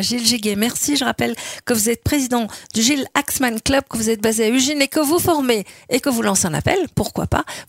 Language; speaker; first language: French; native; French